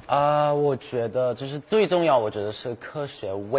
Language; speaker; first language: Chinese; non-native, fluent; Thai